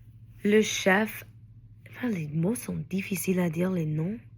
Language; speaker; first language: French; non-native, learner; English